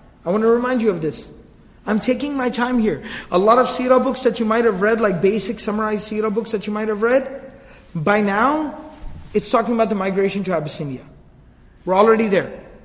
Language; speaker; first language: English; native; English